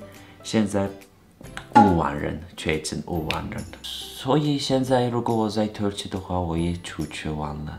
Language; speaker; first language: Chinese; non-native, fluent; Turkish